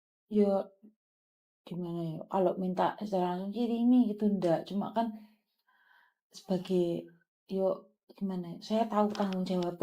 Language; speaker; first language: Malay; non-native, local second language; Javanese